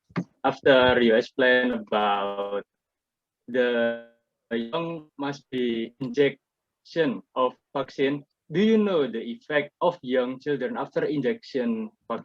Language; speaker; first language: English; non-native, learner; Indonesian